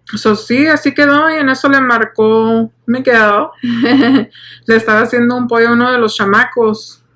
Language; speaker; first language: Spanish; early bilingual, heritage; Spanish